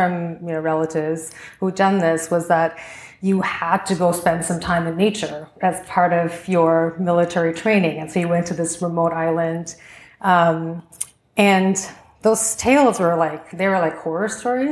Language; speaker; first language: English; native; English